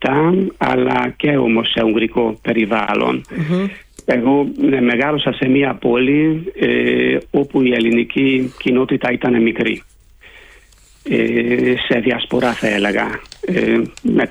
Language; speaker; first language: Greek; non-native, fluent; Hungarian